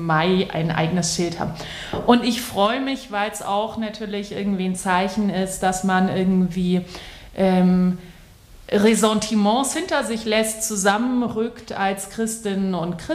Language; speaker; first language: German; native; German